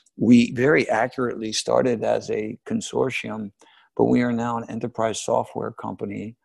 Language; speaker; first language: English; native; English